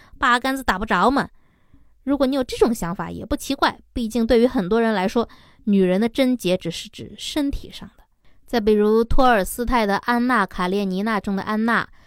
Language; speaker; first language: Chinese; native; Chinese